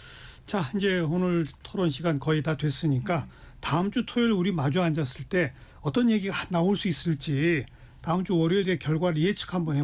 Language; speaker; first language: Korean; native; Korean